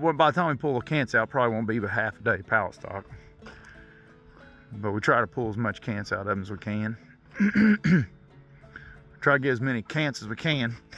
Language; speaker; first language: English; native; English